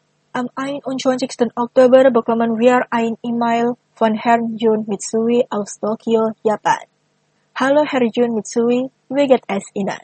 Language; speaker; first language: German; non-native, fluent; Indonesian